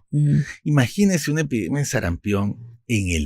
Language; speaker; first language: Spanish; native; Spanish